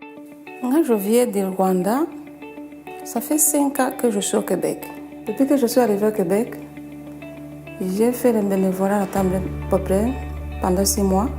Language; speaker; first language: French; non-native, local second language; Kinyarwanda